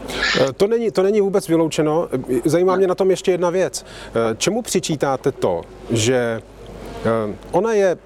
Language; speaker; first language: Czech; native; Czech